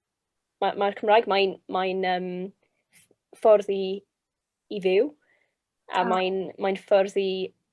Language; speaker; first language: Welsh; non-native, local second language; English